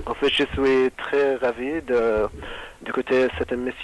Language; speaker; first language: French; non-native, learner; Arabic